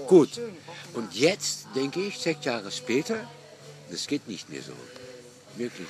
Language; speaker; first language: German; non-native, fluent; Dutch